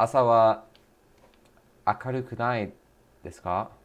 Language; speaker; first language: Japanese; non-native, learner; English